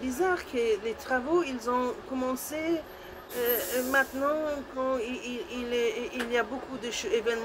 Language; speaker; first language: French; non-native, learner; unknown